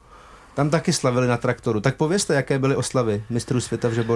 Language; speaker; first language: Czech; native; Czech